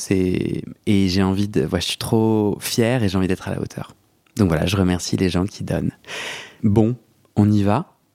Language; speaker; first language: French; native; French